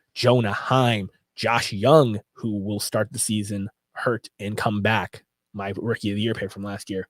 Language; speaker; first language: English; native; English